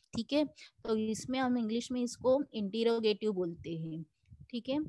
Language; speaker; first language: Hindi; non-native, local second language; Marathi